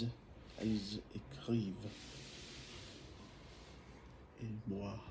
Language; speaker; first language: French; non-native, learner; English